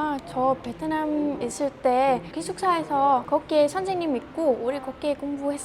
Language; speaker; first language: Korean; non-native, learner; Vietnamese